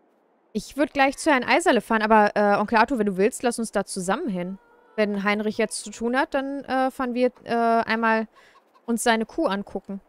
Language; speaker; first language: German; native; German